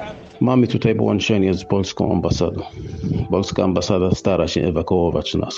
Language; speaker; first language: Polish; non-native, fluent; Arabic